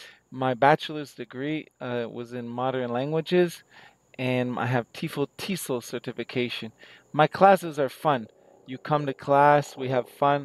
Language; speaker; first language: English; native; English